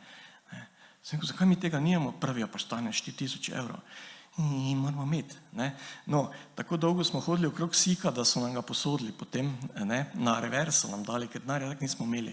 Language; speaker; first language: Slovenian; native; Slovenian